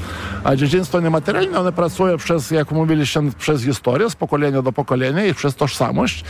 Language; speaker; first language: Polish; non-native, fluent; Lithuanian